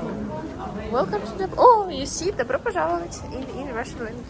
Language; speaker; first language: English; non-native, learner; Russian